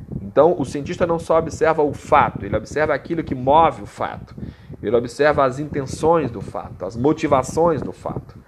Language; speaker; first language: Portuguese; native; Portuguese